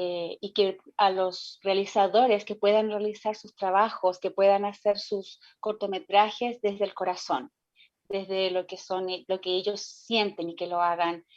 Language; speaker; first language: Spanish; native; Spanish